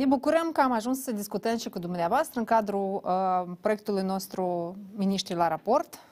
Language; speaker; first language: Romanian; native; Romanian